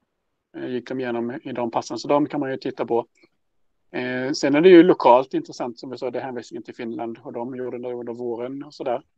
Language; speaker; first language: Swedish; native; Swedish